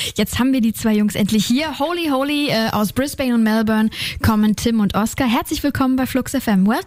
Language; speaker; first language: German; native; German